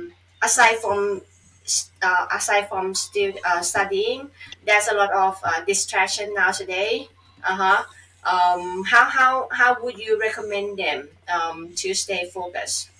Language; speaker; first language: English; non-native, fluent; Thai